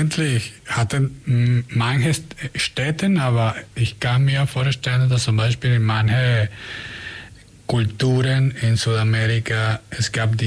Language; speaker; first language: German; non-native, learner; Spanish